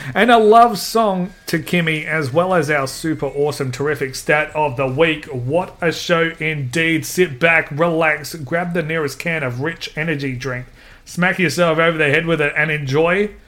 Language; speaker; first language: English; native; English